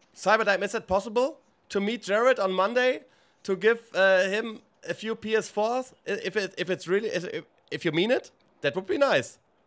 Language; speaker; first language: English; non-native, fluent; German